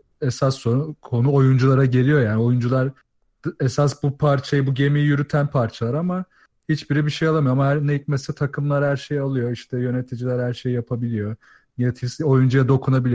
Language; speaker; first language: Turkish; native; Turkish